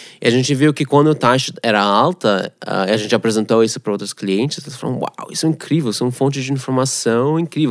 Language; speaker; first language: Portuguese; non-native, fluent; Russian